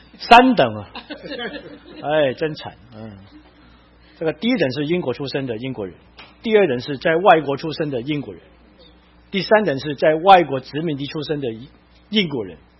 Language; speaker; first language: Chinese; non-native, local second language; Cantonese